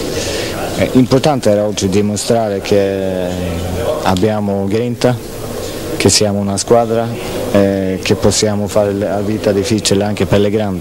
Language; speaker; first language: Italian; non-native, fluent; Swedish